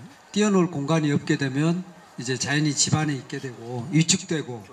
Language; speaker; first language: Korean; native; Korean